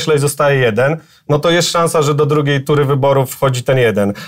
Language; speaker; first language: Polish; native; Polish